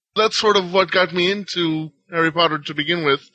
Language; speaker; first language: English; non-native, fluent; Hebrew